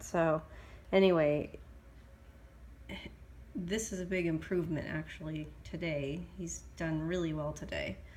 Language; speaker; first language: English; native; English